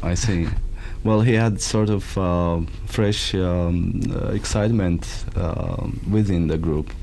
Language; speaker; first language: English; non-native, fluent; Romanian